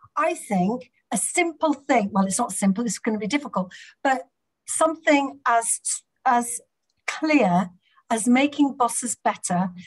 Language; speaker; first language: English; native; English